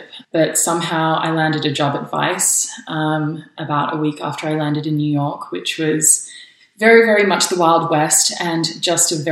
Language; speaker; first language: English; native; English